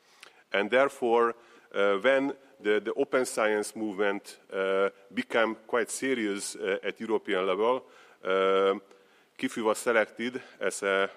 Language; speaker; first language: English; non-native, fluent; Hungarian